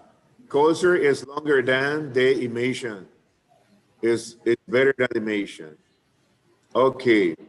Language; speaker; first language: English; non-native, fluent; Spanish